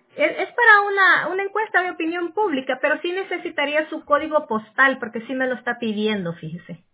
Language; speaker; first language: Spanish; native; Spanish